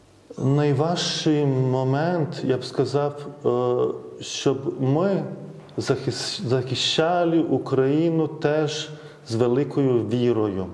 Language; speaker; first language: Ukrainian; non-native, fluent; Lithuanian